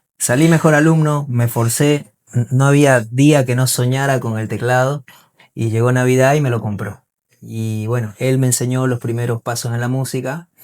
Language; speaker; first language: Spanish; native; Spanish